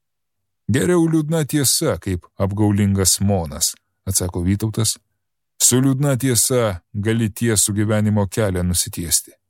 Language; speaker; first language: Lithuanian; native; Lithuanian